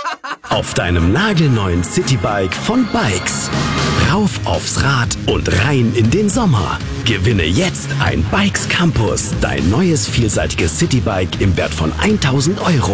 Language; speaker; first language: German; native; German